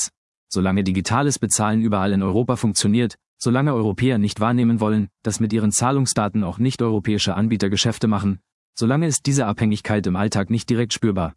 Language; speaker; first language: German; native; German